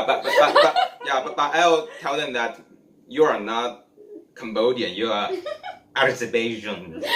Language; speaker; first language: English; non-native, learner; Chinese